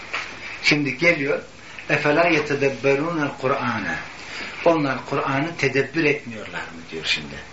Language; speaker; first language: Turkish; native; Turkish